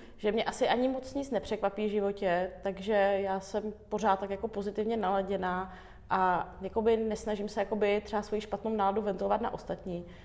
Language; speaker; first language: Czech; early bilingual, other home language; Armenian